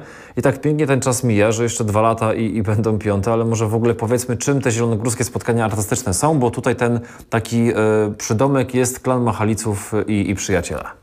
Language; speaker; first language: Polish; native; Polish